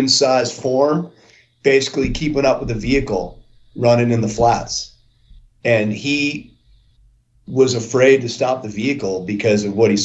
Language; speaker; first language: English; native; English